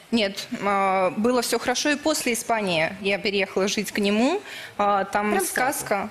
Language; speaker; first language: Russian; native; Russian